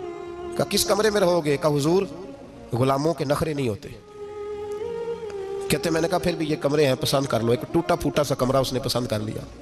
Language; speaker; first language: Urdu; non-native, local second language; Punjabi